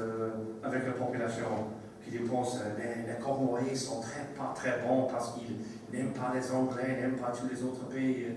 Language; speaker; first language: French; non-native, learner; English